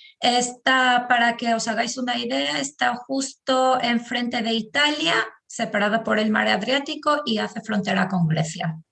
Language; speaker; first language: Spanish; non-native, fluent; Albanian